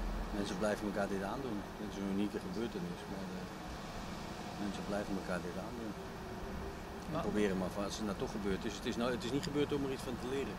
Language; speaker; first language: Dutch; native; Dutch